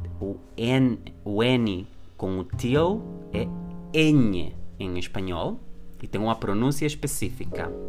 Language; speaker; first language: Portuguese; non-native, fluent; Spanish